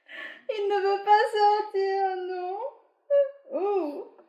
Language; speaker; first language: French; non-native, fluent; Chinese